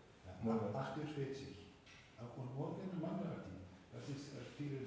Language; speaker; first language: German; non-native, learner; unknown